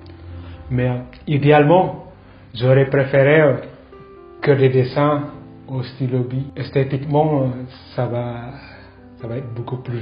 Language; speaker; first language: French; non-native, fluent; Indonesian